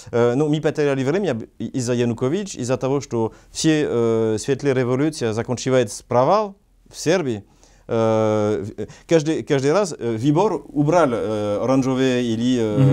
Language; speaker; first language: Russian; non-native, learner; French